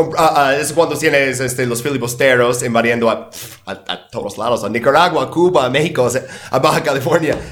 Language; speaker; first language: Spanish; non-native, fluent; English